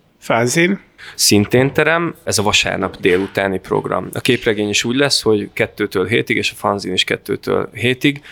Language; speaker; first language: Hungarian; native; Hungarian